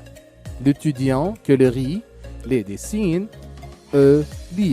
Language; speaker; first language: French; non-native, local second language; Arabic